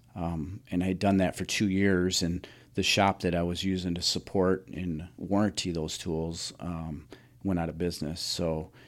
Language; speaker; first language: English; native; English